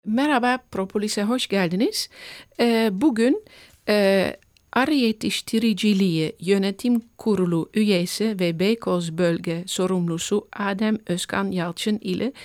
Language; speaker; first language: Turkish; non-native, fluent; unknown